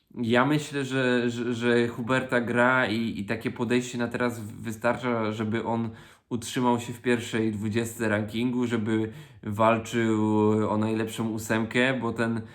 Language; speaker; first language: Polish; native; Polish